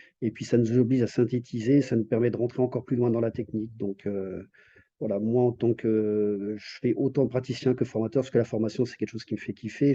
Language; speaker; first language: French; native; French